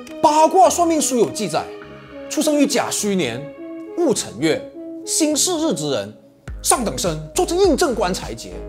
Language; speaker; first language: Chinese; native; Chinese